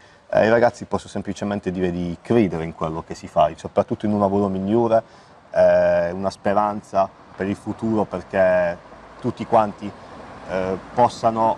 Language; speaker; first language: Italian; native; Italian